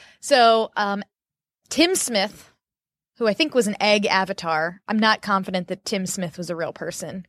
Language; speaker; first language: English; native; English